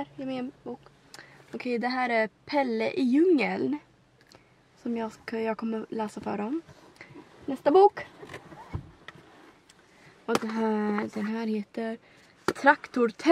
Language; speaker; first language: Swedish; early bilingual, other home language; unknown